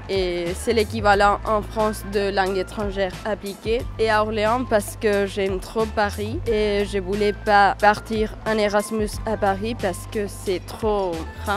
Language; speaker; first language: French; non-native, fluent; Spanish